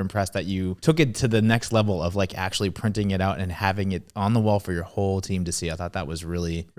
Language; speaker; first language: English; native; English